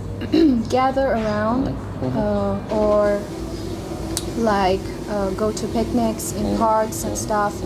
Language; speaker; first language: English; non-native, fluent; Persian